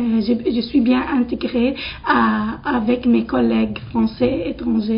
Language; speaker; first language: French; non-native, local second language; Arabic